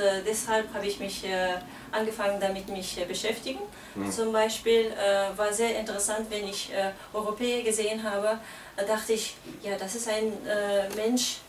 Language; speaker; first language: German; non-native, fluent; Kazakh